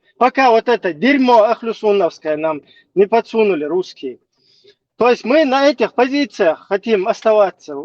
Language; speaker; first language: Russian; non-native, local second language; Chechen